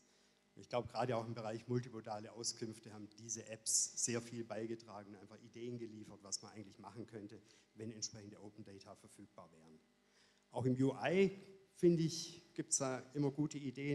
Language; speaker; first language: German; native; German